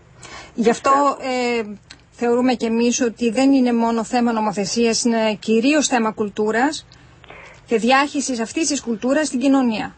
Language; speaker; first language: Greek; native; Greek